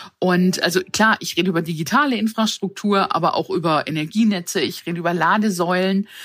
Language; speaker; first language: German; early bilingual, other home language; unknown